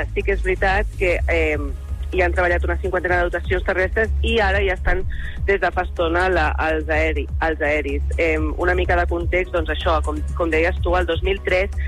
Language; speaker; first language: Catalan; native; Catalan